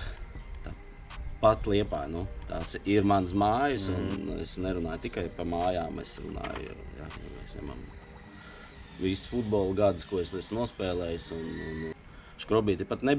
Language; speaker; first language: Latvian; non-native, local second language; Russian